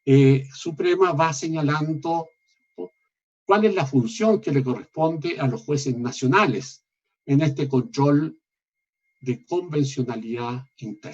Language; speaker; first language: Spanish; native; Spanish